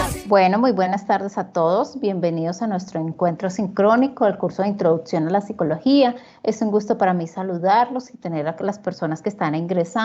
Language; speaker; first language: Spanish; native; Spanish